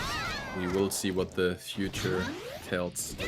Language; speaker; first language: English; non-native, fluent; German